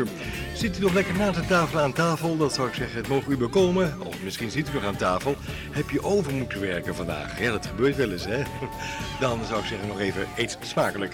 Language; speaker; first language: Dutch; native; Dutch